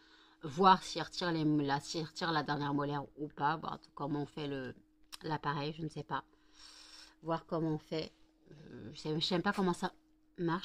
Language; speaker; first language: French; native; French